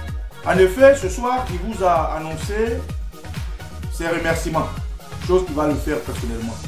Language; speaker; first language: French; native; French